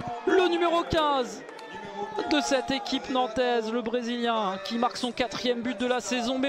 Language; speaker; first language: French; native; French